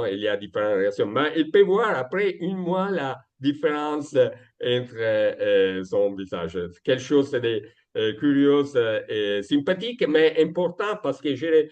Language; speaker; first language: French; non-native, learner; Italian